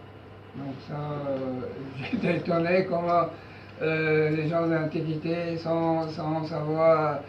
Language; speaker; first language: French; non-native, learner; Japanese